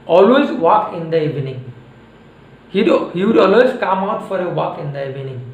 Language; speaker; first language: English; non-native, local second language; Assamese